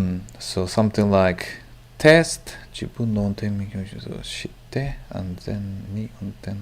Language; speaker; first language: Japanese; non-native, learner; English